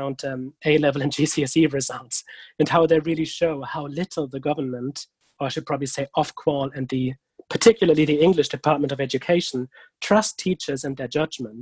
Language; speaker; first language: English; non-native, fluent; German